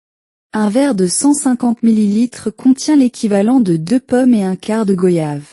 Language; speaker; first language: French; non-native, learner; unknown